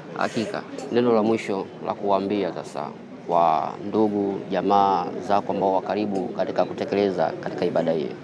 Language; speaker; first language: Swahili; native; Swahili